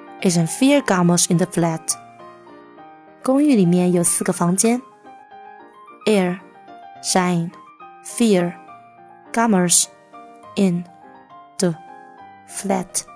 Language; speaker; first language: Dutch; non-native, learner; Chinese